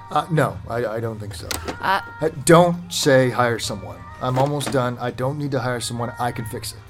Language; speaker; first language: English; native; English